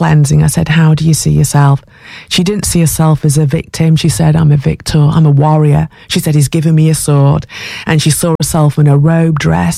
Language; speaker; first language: English; native; English